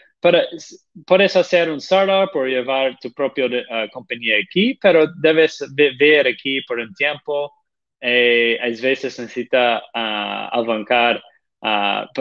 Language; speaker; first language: Spanish; non-native, fluent; Portuguese